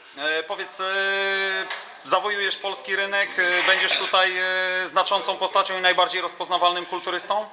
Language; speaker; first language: Polish; native; Polish